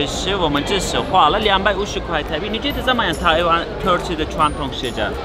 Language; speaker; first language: Chinese; non-native, learner; Turkish